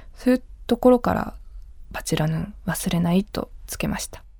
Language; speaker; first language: Japanese; native; Japanese